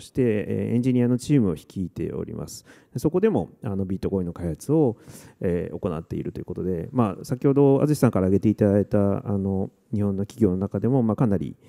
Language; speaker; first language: Japanese; native; Japanese